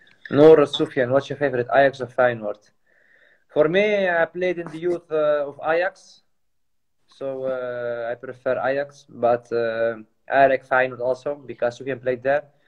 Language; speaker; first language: English; non-native, fluent; Arabic